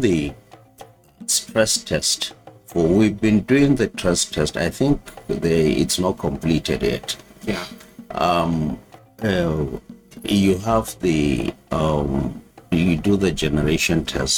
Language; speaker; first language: English; non-native, local second language; Hausa